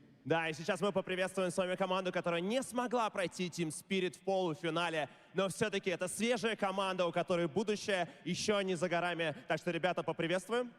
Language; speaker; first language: Russian; native; Russian